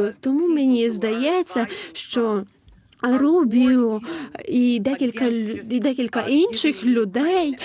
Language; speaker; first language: Ukrainian; non-native, fluent; English